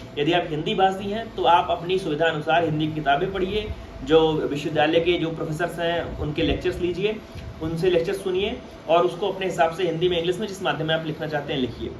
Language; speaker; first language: Hindi; native; Hindi